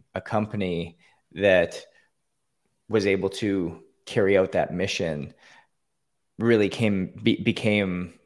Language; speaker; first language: English; native; English